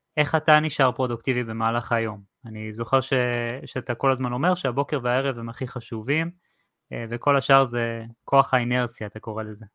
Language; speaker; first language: Hebrew; native; Hebrew